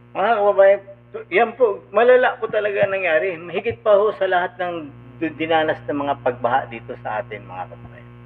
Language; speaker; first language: Filipino; non-native, local second language; Cebuano